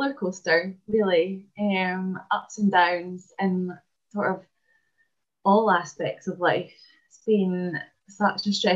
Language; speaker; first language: English; native; English